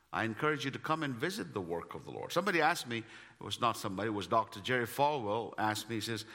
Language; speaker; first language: English; non-native, local second language; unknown